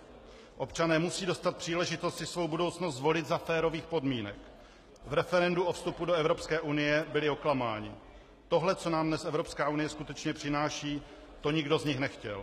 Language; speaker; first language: Czech; native; Czech